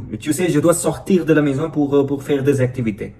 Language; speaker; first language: French; non-native, fluent; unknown